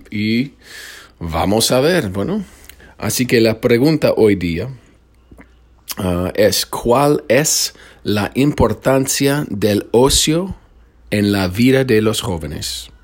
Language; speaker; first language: Spanish; non-native, fluent; English